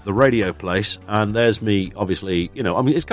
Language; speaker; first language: English; native; English